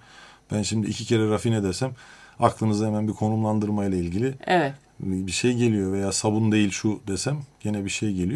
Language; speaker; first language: Turkish; native; Turkish